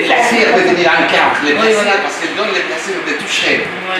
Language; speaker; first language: French; non-native, learner; Spanish